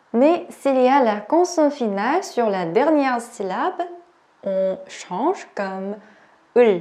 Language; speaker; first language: French; non-native, learner; Korean